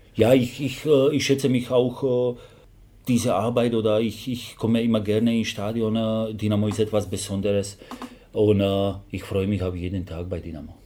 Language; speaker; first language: German; non-native, fluent; Slovak